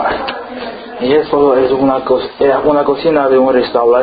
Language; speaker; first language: Spanish; non-native, learner; Chinese